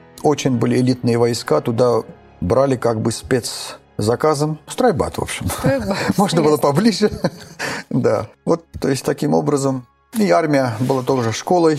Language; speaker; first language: Russian; non-native, local second language; Armenian